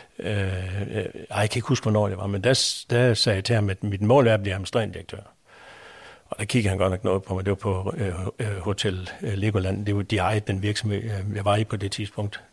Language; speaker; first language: Danish; native; Danish